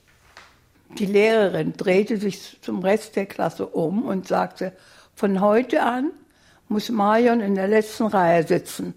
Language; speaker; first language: German; native; German